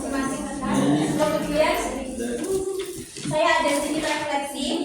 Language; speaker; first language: Indonesian; native; Indonesian